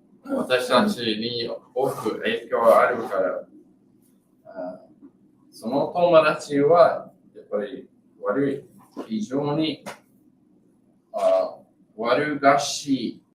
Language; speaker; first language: Japanese; non-native, learner; English